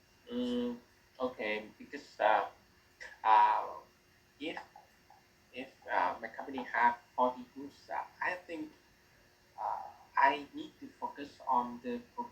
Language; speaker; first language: English; non-native, learner; Vietnamese